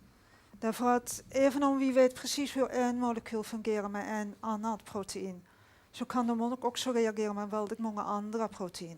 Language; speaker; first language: Swedish; non-native, fluent; Dutch